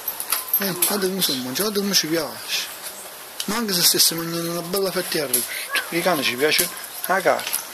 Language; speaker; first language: Italian; non-native, local second language; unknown